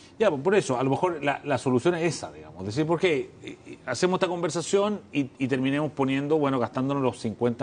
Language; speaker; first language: Spanish; native; Spanish